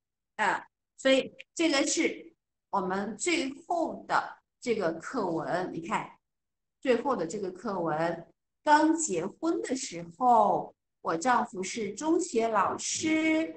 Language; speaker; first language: Chinese; non-native, fluent; English